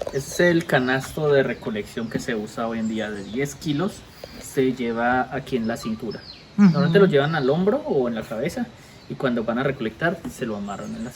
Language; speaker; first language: Spanish; native; Spanish